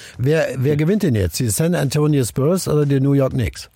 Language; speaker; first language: German; native; German